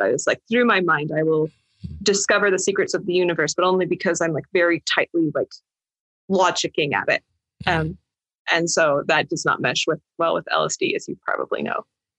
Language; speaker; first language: English; native; English